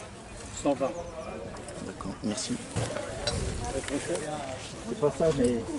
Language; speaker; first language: French; native; French